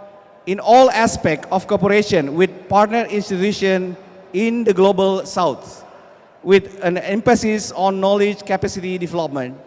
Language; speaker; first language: English; non-native, fluent; Indonesian